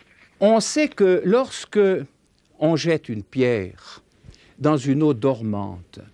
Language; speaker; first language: French; native; French